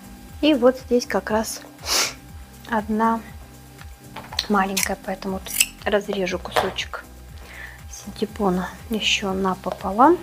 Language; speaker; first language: Russian; native; Russian